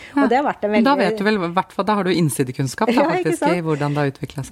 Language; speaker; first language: Norwegian; native; Norwegian